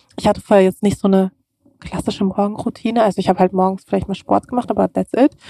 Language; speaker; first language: German; early bilingual, other home language; Russian